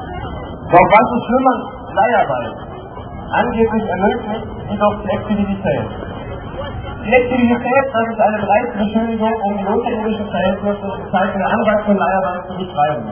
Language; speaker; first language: German; native; German